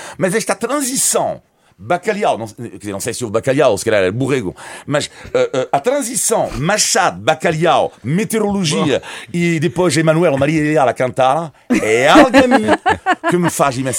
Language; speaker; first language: Portuguese; non-native, fluent; French